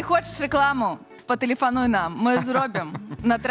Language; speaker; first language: Belarusian; native; Belarusian